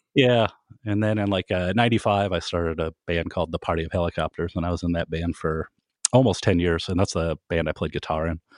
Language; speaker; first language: English; native; English